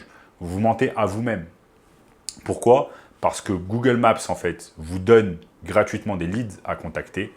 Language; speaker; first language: French; native; French